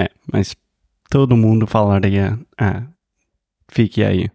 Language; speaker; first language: Portuguese; non-native, fluent; English